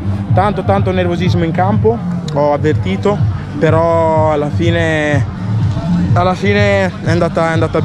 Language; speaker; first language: Italian; early bilingual, other home language; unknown